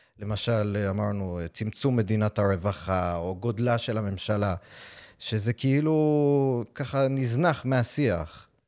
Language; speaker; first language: Hebrew; non-native, fluent; English